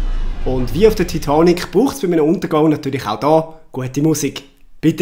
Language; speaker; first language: German; native; German